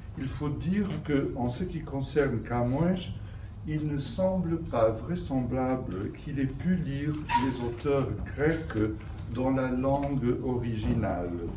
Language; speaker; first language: French; non-native, fluent; Portuguese